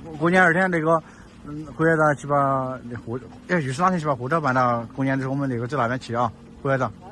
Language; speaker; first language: Chinese; native; Chinese